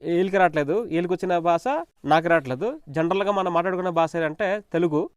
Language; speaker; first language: Telugu; native; Telugu